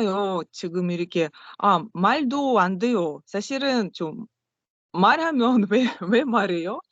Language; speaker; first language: Korean; non-native, learner; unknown